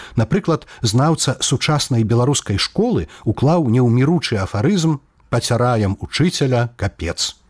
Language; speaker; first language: Belarusian; native; Belarusian